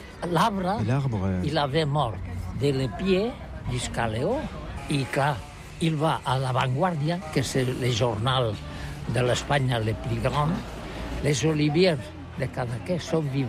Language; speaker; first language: French; non-native, learner; Catalan